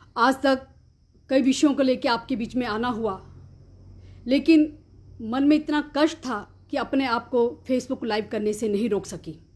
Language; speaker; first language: Hindi; native; Hindi